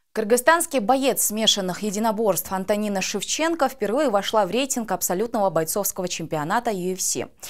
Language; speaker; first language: Russian; non-native, local second language; Kyrgyz